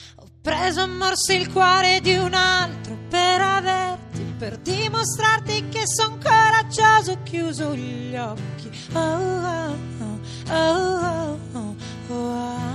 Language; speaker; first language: Italian; native; Italian